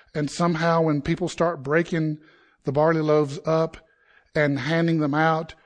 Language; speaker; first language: English; native; English